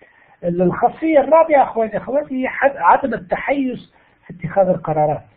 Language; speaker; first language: Arabic; native; Arabic